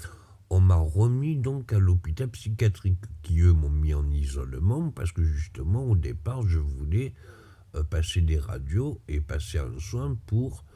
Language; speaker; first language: French; native; French